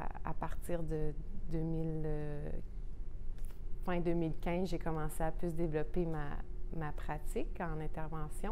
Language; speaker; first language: French; native; French